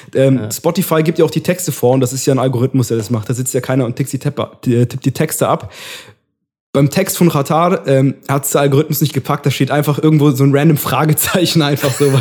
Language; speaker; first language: German; early bilingual, other home language; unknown